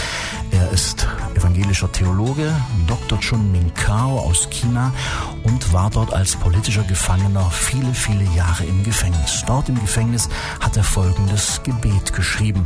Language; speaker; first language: German; native; German